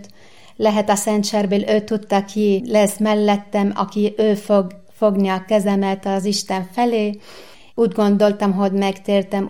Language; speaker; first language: Hungarian; non-native, learner; Arabic